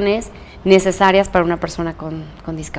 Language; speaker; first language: Spanish; native; Spanish